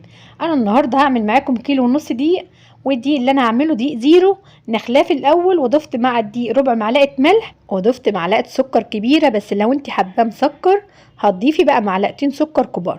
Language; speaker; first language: Arabic; native; Arabic